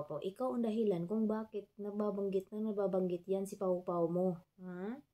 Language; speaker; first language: Filipino; non-native, local second language; Cebuano